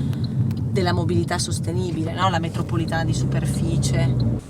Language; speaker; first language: Italian; native; Italian